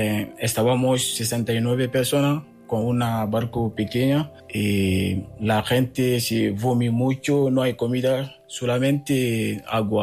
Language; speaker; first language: Spanish; non-native, fluent; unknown